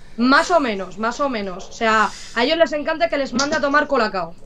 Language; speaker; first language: Spanish; native; Spanish